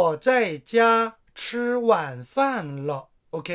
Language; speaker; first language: Chinese; non-native, fluent; Korean